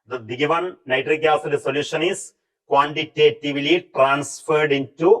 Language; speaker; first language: English; non-native, local second language; Malayalam